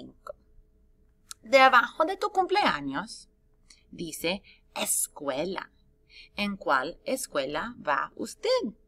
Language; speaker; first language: Spanish; non-native, fluent; English